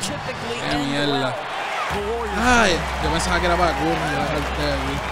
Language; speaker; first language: Spanish; native; Spanish